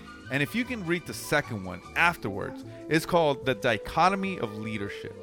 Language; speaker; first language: English; early bilingual, other home language; Spanish